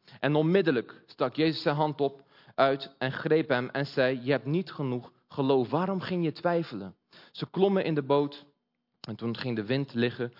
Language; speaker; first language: Dutch; early bilingual, other home language; Portuguese